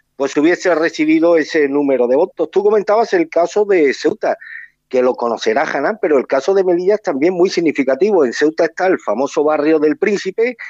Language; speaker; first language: Spanish; native; Spanish